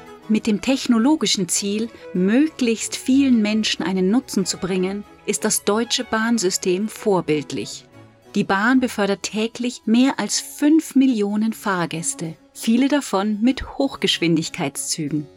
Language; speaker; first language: German; native; German